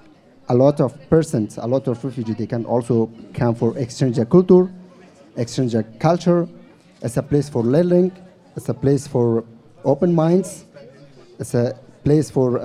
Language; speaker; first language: English; non-native, learner; Persian